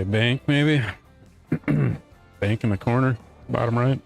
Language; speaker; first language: English; native; English